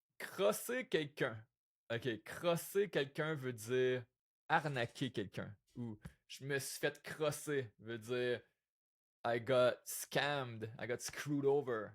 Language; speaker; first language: French; native; French